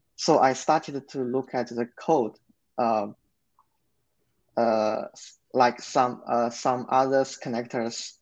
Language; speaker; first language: English; non-native, learner; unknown